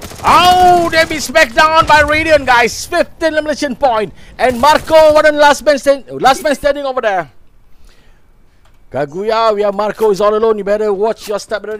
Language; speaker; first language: English; non-native, local second language; Malay